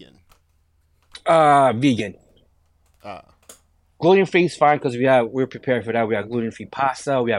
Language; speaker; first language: English; non-native, local second language; Filipino